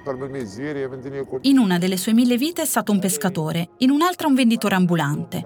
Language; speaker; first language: Italian; native; Italian